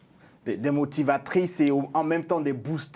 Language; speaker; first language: French; native; French